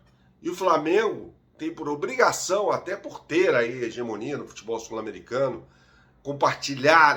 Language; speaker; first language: Portuguese; native; Portuguese